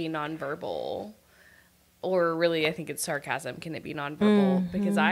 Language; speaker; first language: English; native; English